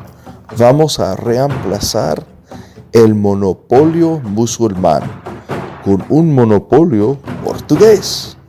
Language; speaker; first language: Spanish; non-native, fluent; English